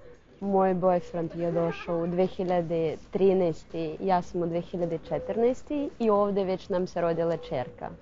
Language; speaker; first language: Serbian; non-native, fluent; Russian